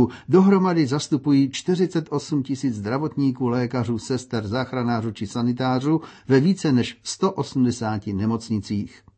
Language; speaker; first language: Czech; native; Czech